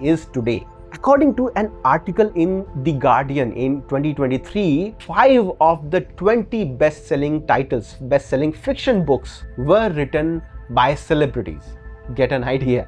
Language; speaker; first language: English; non-native, local second language; Hindi